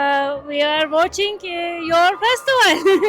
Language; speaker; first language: English; non-native, learner; Turkish